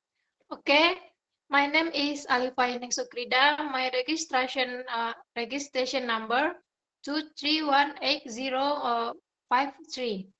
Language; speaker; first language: English; non-native, learner; Indonesian